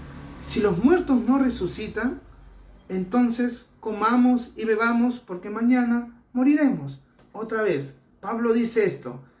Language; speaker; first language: Spanish; native; Spanish